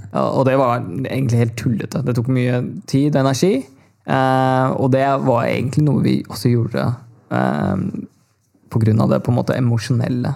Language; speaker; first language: Norwegian; early bilingual, other home language; Tamil